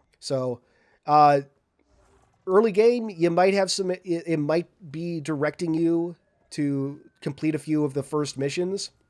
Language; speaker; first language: English; native; English